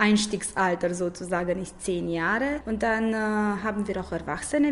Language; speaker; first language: German; non-native, fluent; Romanian